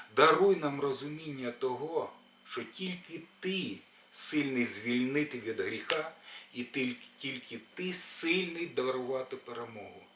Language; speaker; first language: Ukrainian; native; Ukrainian